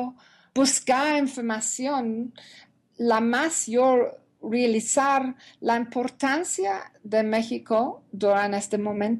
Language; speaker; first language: Spanish; non-native, learner; English